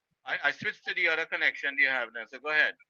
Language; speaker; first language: English; native; English